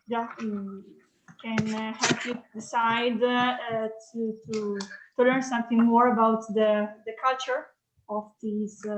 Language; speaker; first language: English; non-native, fluent; Italian